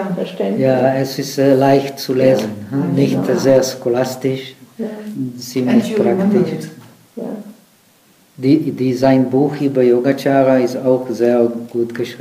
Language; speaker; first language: German; non-native, fluent; Czech